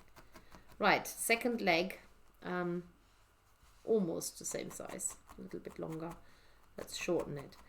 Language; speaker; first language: English; native; English